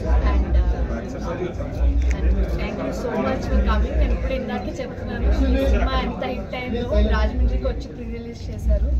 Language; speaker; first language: Telugu; native; Telugu